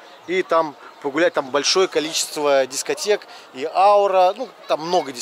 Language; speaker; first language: Russian; native; Russian